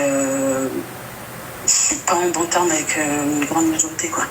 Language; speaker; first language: French; native; French